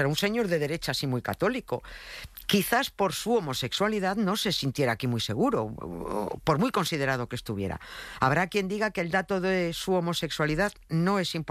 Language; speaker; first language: Spanish; native; Spanish